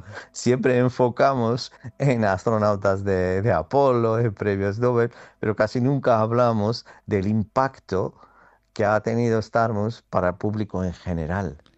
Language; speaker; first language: Spanish; non-native, fluent; Armenian